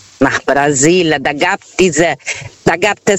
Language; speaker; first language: German; non-native, fluent; Portuguese